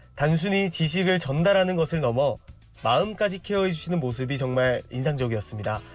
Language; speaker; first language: Korean; native; Korean